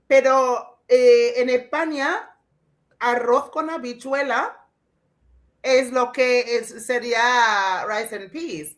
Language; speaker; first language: Spanish; non-native, fluent; English